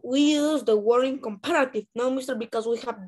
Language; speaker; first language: English; non-native, learner; Spanish